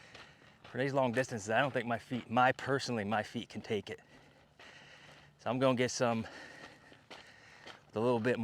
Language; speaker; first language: English; native; English